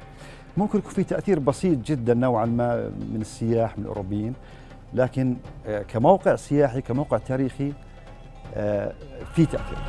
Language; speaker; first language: Arabic; native; Arabic